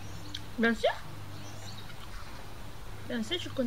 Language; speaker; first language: French; non-native, learner; Filipino